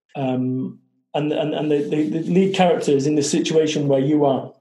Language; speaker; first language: English; native; English